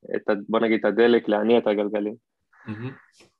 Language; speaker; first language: Hebrew; native; Hebrew